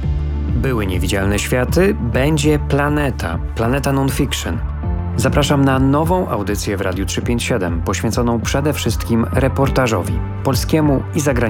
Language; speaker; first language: Polish; native; Polish